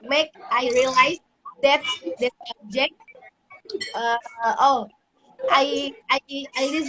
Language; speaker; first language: English; non-native, learner; Indonesian